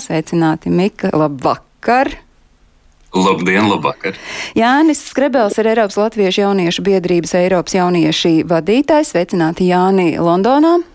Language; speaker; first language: Latvian; native; Latvian